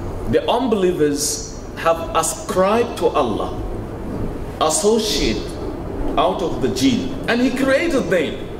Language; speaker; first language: English; non-native, local second language; Hausa